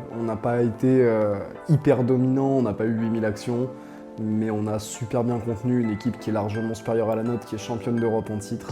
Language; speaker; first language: French; native; French